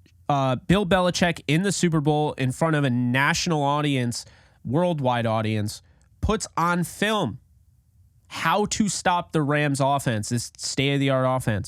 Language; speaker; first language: English; native; English